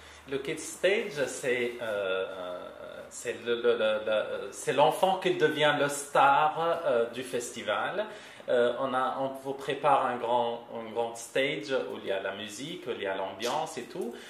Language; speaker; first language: French; non-native, local second language; Arabic